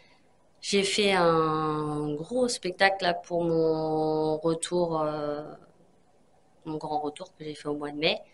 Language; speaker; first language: French; native; French